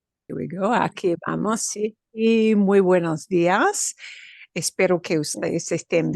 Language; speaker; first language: Spanish; non-native, fluent; English